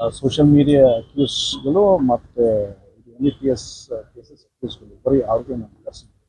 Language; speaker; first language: Kannada; non-native, learner; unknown